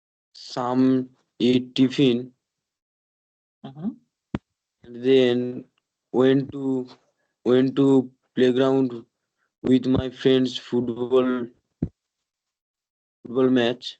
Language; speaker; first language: English; non-native, learner; Bangla